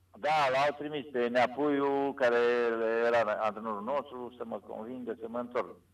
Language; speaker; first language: Romanian; non-native, local second language; Serbian